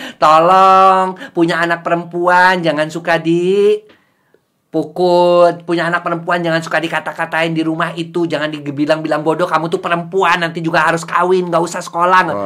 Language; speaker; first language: Indonesian; native; Indonesian